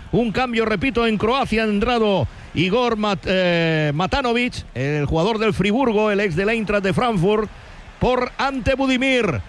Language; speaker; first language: Spanish; native; Spanish